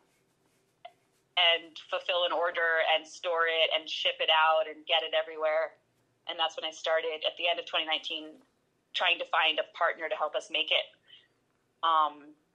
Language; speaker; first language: English; native; English